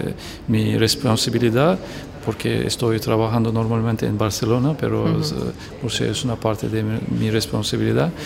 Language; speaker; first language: Spanish; non-native, fluent; Turkish